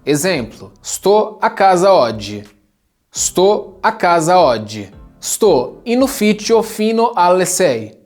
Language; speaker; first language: Italian; non-native, fluent; Portuguese